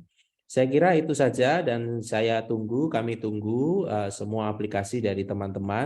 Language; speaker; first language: Indonesian; native; Indonesian